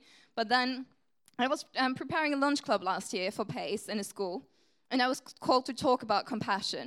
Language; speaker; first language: English; non-native, fluent; German